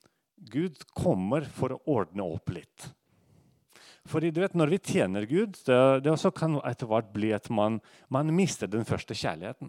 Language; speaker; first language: Norwegian; non-native, fluent; Russian